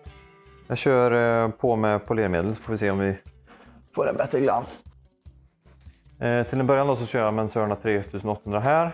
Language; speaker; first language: Swedish; native; Swedish